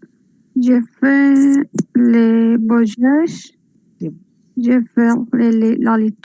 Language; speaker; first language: French; non-native, learner; Spanish